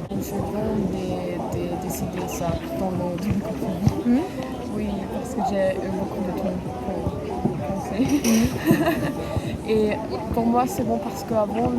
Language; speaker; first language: French; non-native, learner; German